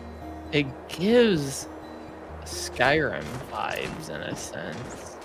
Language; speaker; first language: English; native; English